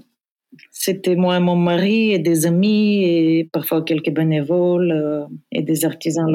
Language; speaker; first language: French; non-native, fluent; Bulgarian